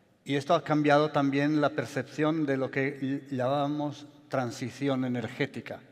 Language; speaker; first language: Spanish; non-native, fluent; Italian